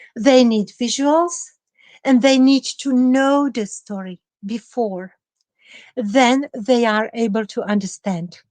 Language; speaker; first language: English; non-native, fluent; Czech